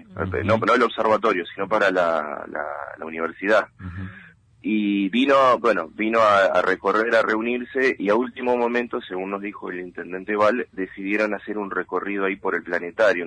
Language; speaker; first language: Spanish; native; Spanish